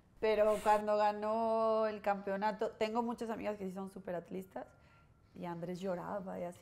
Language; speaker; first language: Spanish; native; Spanish